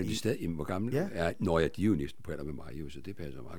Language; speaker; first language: Danish; native; Danish